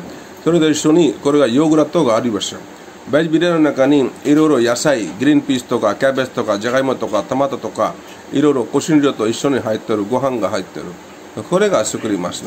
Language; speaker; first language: Japanese; non-native, fluent; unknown